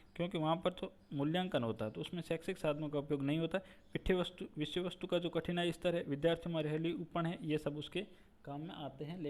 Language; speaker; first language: Hindi; non-native, local second language; Gujarati